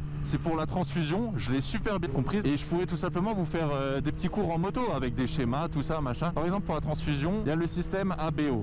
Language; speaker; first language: French; native; French